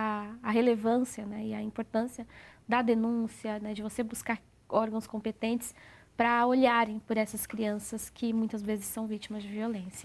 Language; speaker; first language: Portuguese; native; Portuguese